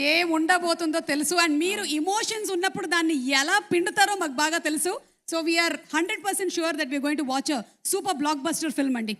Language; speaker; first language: Telugu; native; Telugu